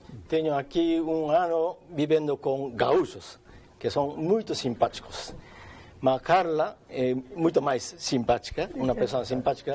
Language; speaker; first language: Portuguese; non-native, learner; Japanese